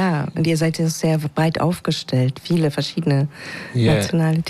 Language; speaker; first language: German; native; German